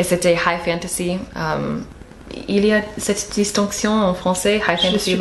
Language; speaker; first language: French; non-native, fluent; English